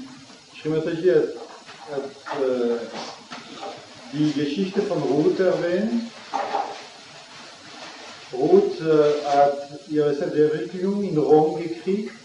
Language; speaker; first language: German; non-native, fluent; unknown